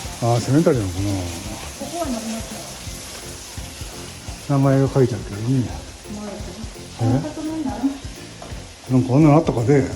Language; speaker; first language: Japanese; non-native, learner; Filipino